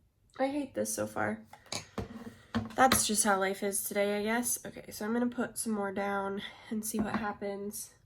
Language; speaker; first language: English; native; English